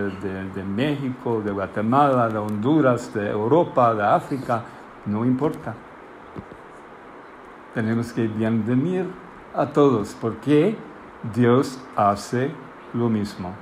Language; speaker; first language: Spanish; non-native, fluent; English